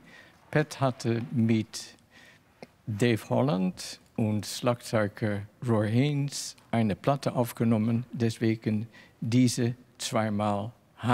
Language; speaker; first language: German; non-native, fluent; Dutch